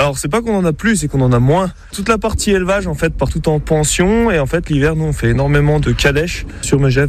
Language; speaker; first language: French; native; French